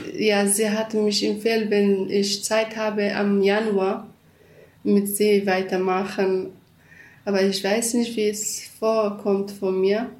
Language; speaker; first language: German; non-native, learner; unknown